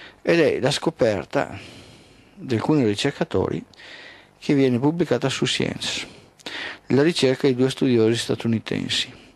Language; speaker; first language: Italian; native; Italian